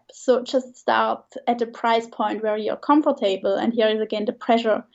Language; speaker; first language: English; non-native, fluent; Swiss German